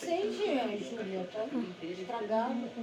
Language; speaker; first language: Portuguese; native; Portuguese